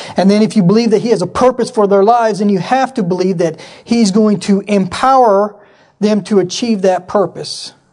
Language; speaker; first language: English; native; English